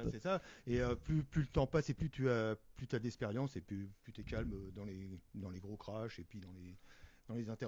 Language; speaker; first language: French; native; French